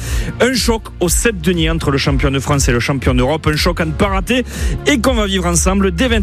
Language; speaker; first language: French; native; French